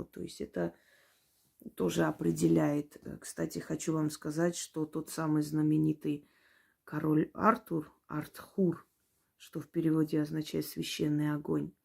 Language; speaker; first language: Russian; native; Russian